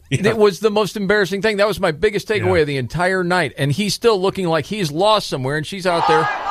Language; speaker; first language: English; native; English